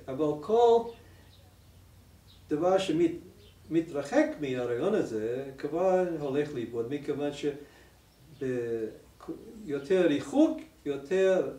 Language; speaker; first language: Hebrew; non-native, fluent; English